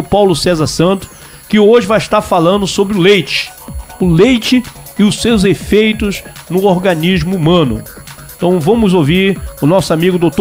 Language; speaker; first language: Portuguese; native; Portuguese